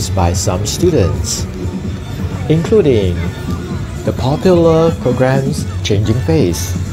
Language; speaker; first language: English; non-native, local second language; Chinese